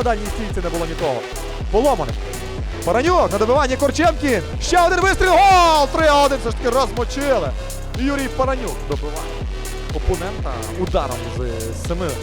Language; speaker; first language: Ukrainian; native; Ukrainian